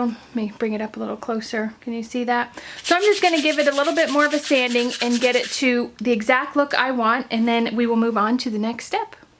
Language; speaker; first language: English; native; English